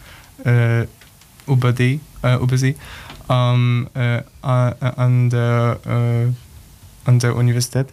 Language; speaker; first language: German; non-native, learner; Polish